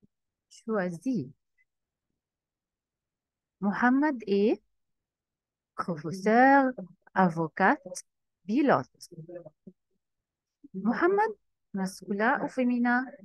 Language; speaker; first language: French; non-native, fluent; Arabic